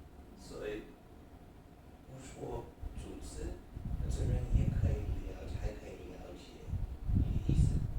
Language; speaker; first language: Chinese; non-native, learner; English